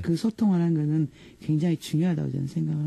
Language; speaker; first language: Korean; native; Korean